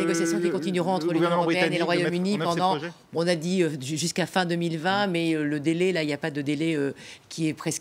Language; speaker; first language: French; native; French